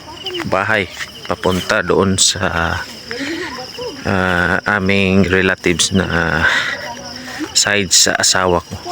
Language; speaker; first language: Filipino; non-native, local second language; Cebuano